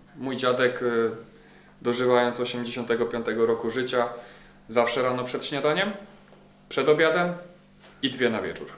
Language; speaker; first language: Polish; non-native, fluent; Serbian